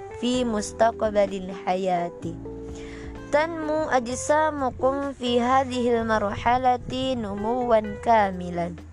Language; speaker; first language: Arabic; non-native, learner; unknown